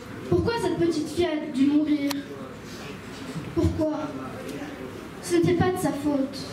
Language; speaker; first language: French; early bilingual, other home language; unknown